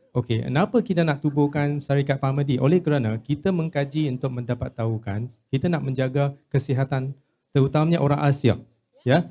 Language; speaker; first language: Malay; non-native, local second language; Chinese